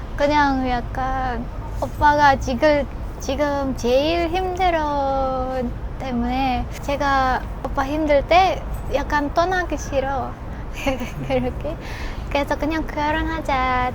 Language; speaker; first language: Korean; non-native, learner; Indonesian